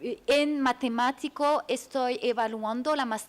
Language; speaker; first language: Spanish; non-native, fluent; French